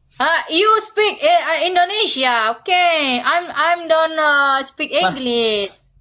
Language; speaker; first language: English; non-native, learner; Indonesian